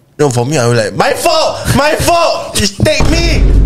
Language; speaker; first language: English; non-native, local second language; Malay